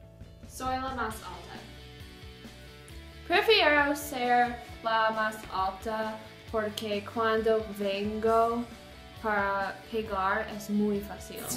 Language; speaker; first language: Spanish; non-native, learner; English